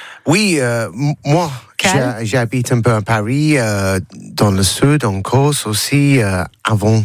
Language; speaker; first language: French; non-native, learner; English